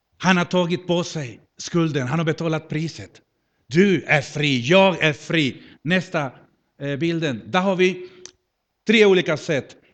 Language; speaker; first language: Swedish; non-native, fluent; Spanish